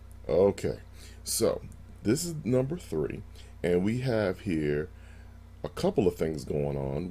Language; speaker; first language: English; native; English